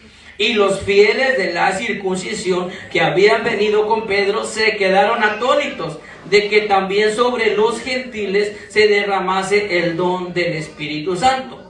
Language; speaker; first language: Spanish; native; Spanish